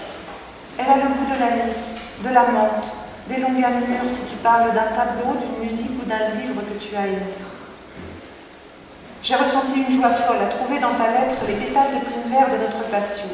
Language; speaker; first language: French; native; French